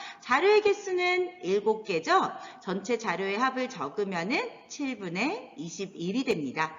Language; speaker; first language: Korean; native; Korean